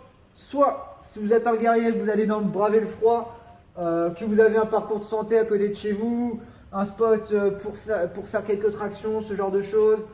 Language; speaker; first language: French; native; French